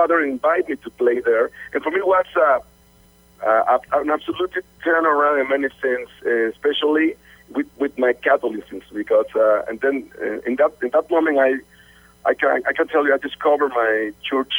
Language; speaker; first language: English; non-native, learner; Spanish